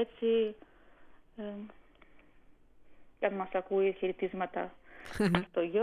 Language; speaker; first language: Greek; non-native, fluent; Armenian